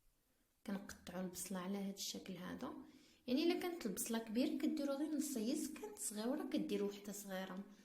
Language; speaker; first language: Arabic; native; Arabic